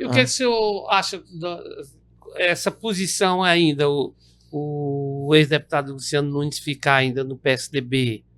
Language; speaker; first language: Portuguese; native; Portuguese